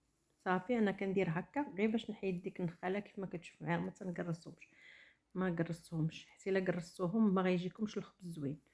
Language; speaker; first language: Arabic; native; Arabic